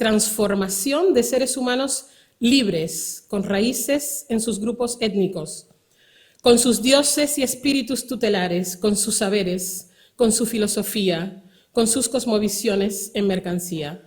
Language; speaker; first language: Spanish; native; Spanish